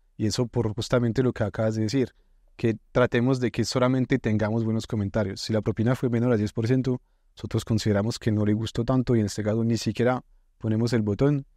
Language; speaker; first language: Spanish; non-native, fluent; French